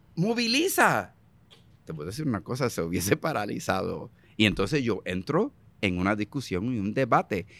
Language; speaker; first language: Spanish; early bilingual, heritage; Spanish